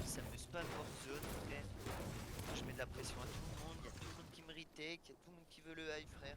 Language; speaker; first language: French; native; French